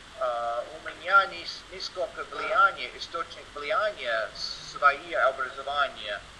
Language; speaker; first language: Russian; non-native, learner; English